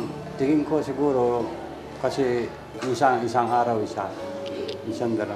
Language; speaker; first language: Filipino; non-native, learner; Japanese